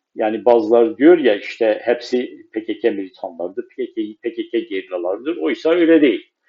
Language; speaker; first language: Turkish; non-native, local second language; Kurdish